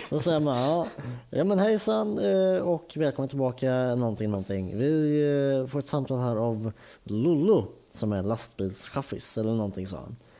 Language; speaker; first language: Swedish; native; Swedish